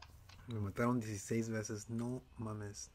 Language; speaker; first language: Spanish; native; Spanish